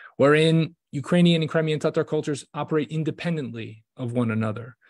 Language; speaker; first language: English; native; English